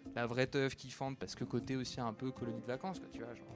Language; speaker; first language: French; native; French